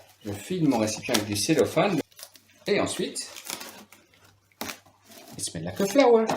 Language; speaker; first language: French; native; French